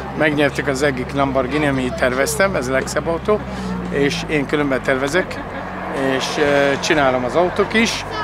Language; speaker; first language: Hungarian; non-native, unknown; Arabic